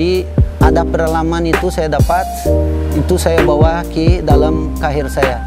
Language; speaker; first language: Indonesian; non-native, fluent; Portuguese